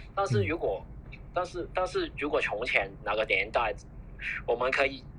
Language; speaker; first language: Chinese; non-native, fluent; Cantonese